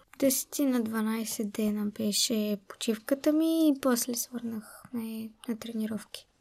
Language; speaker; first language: Bulgarian; early bilingual, heritage; Bulgarian